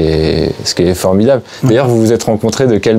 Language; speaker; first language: French; native; French